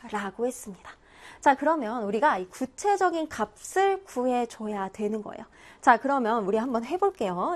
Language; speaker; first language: Korean; native; Korean